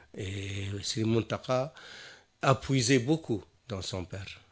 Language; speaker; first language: French; non-native, local second language; Wolof